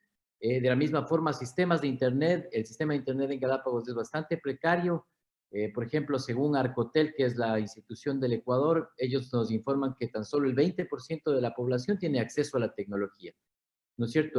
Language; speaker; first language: Spanish; native; Spanish